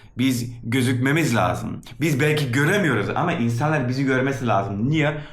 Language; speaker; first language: Turkish; early bilingual, heritage; Turkish